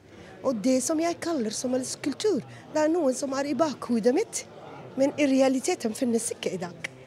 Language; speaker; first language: Norwegian; non-native, fluent; Somali